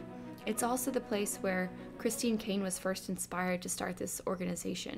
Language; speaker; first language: English; native; English